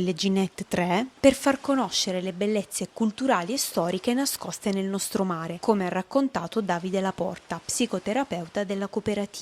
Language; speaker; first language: Italian; native; Italian